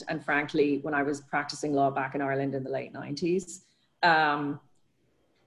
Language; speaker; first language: English; native; English